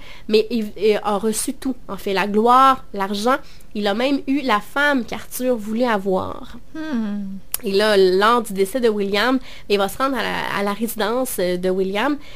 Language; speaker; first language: French; native; French